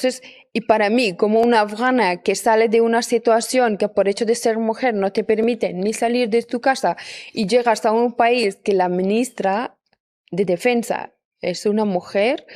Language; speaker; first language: Spanish; non-native, fluent; Persian